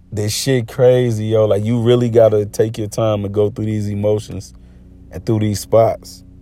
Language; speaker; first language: English; native; English